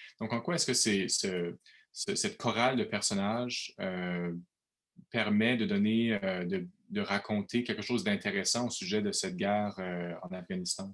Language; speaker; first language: French; native; French